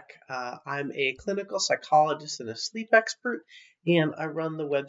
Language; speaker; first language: English; native; English